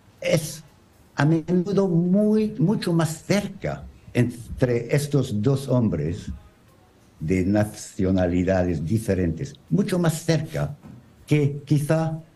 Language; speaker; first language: Spanish; non-native, learner; French